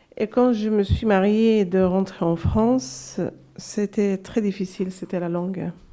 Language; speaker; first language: French; non-native, local second language; Arabic